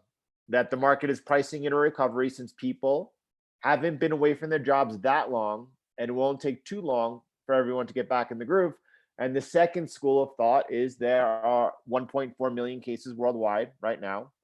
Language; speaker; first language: English; native; English